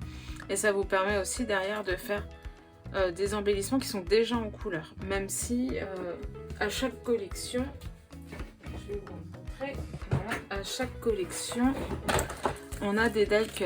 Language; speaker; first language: French; native; French